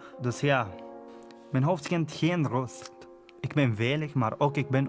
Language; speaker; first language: Dutch; non-native, fluent; Arabic